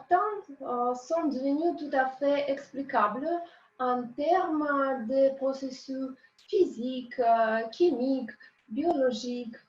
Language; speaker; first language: French; non-native, fluent; Russian